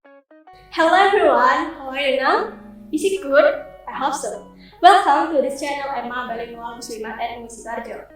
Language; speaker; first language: English; non-native, learner; Indonesian